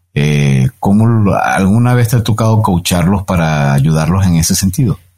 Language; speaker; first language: Spanish; native; Spanish